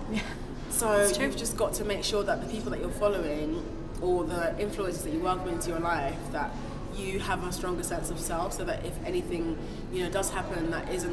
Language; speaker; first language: English; non-native, local second language; Igbo